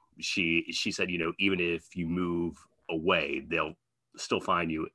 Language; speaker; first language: English; native; English